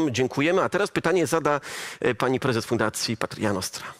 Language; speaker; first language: Polish; native; Polish